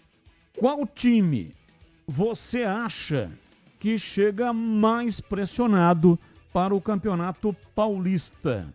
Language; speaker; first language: Portuguese; native; Portuguese